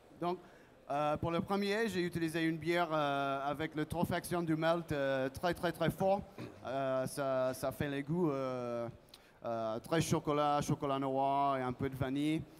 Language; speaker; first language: French; non-native, learner; English